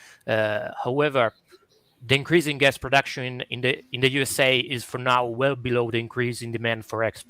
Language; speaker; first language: English; non-native, fluent; Italian